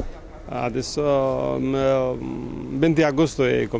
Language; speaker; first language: Italian; non-native, learner; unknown